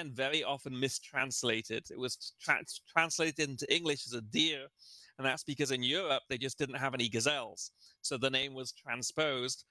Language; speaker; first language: English; native; English